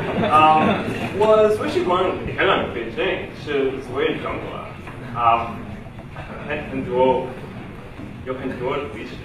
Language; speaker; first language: Chinese; non-native, learner; English